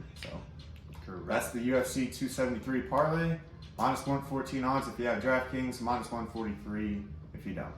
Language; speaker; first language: English; native; English